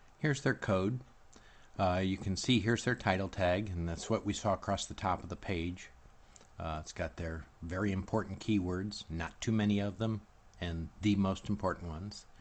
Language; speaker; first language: English; native; English